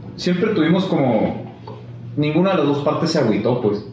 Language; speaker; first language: Spanish; native; Spanish